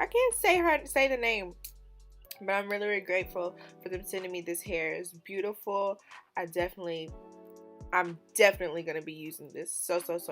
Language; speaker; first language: English; native; English